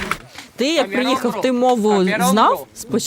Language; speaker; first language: Ukrainian; native; Ukrainian